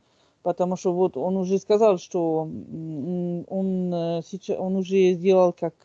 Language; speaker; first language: Russian; non-native, fluent; French